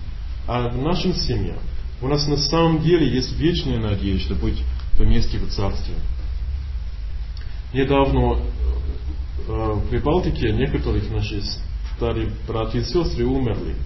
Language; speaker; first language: Russian; non-native, learner; English